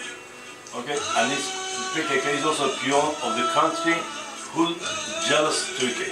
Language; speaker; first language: English; non-native, fluent; Kurdish